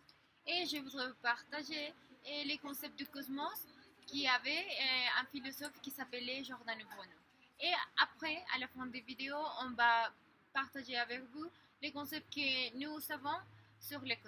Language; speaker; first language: French; non-native, learner; Spanish